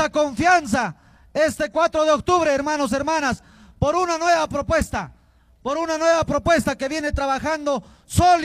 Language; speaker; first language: Spanish; native; Spanish